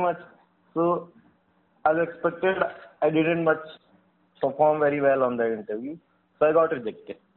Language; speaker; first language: English; non-native, local second language; Hindi